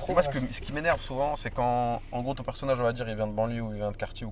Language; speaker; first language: French; native; French